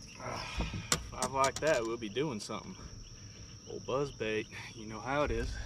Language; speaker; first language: English; native; English